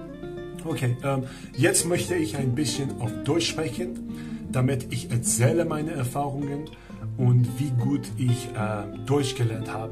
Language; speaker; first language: German; non-native, fluent; Persian